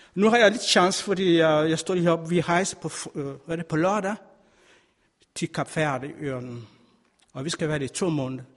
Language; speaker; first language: Danish; non-native, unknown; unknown